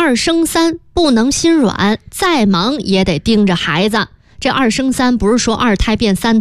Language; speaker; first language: Chinese; native; Chinese